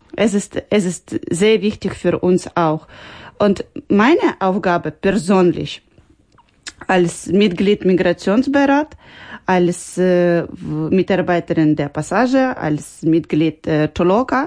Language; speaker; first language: German; non-native, learner; Ukrainian